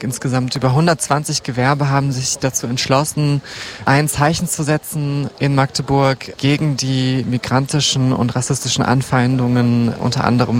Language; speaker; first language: German; native; German